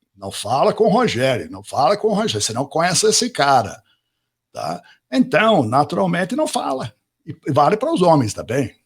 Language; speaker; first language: Portuguese; non-native, fluent; English